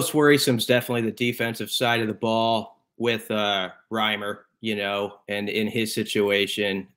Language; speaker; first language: English; native; English